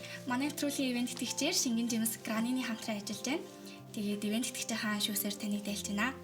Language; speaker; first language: Mongolian; native; Mongolian